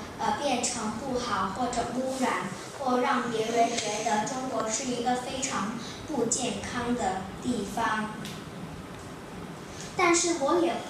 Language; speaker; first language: Chinese; non-native, local second language; Cantonese